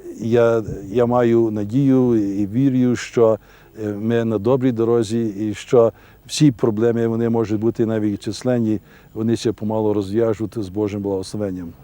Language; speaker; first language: Ukrainian; early bilingual, heritage; Ukrainian